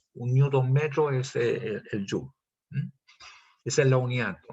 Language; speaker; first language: Spanish; native; Spanish